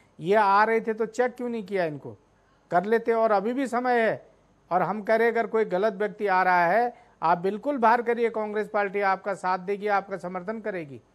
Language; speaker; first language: Hindi; native; Hindi